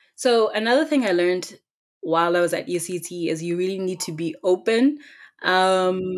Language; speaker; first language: English; non-native, local second language; Tswana